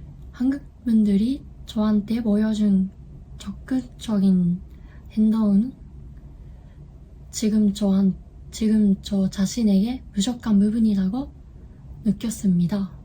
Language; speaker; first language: Korean; non-native, learner; Japanese